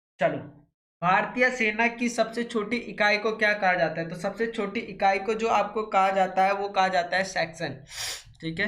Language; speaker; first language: Hindi; native; Hindi